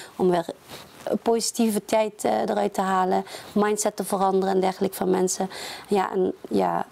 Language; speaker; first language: Dutch; early bilingual, other home language; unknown